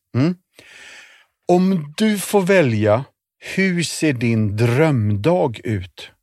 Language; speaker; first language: Swedish; native; Swedish